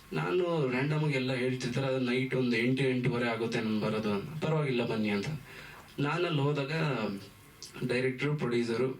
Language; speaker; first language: Kannada; native; Kannada